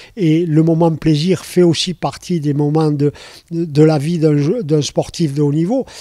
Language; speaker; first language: French; native; French